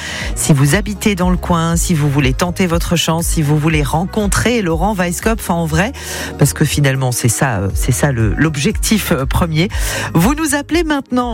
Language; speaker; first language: French; native; French